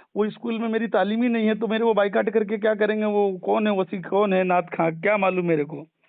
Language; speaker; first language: Hindi; native; Hindi